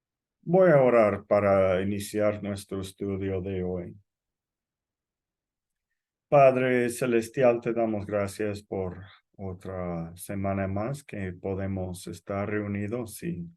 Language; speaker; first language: Spanish; non-native, fluent; English